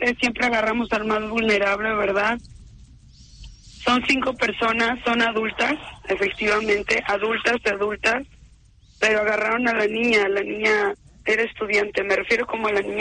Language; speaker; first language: Spanish; native; Spanish